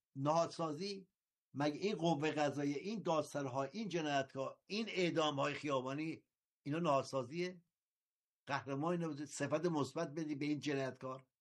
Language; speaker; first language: Persian; native; Persian